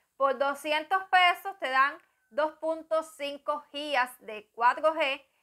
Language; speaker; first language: Spanish; native; Spanish